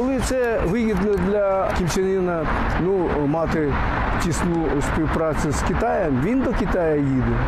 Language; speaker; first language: Ukrainian; non-native, fluent; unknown